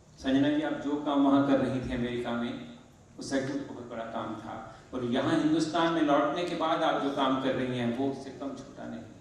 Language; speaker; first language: Hindi; native; Hindi